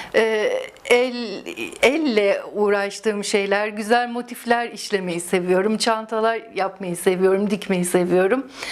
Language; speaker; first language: Turkish; early bilingual, heritage; Turkish